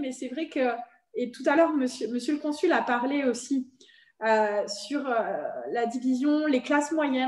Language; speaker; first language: French; native; French